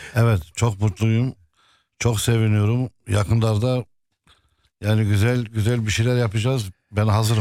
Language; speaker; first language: Turkish; non-native, local second language; Arabic